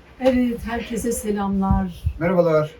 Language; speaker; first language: Turkish; non-native, fluent; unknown